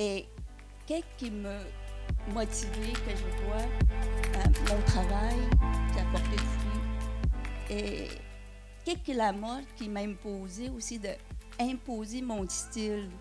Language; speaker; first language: French; non-native, fluent; Vietnamese